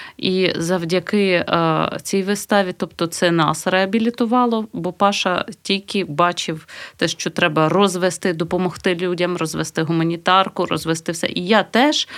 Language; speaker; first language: Ukrainian; native; Ukrainian